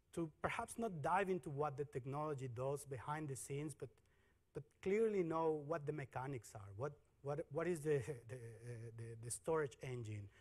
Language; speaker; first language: English; non-native, fluent; Spanish